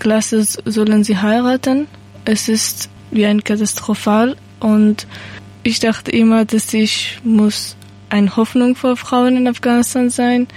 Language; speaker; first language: German; non-native, learner; Persian